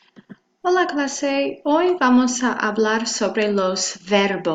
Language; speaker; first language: Spanish; non-native, fluent; English